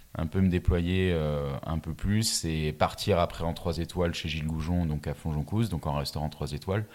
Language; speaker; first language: French; native; French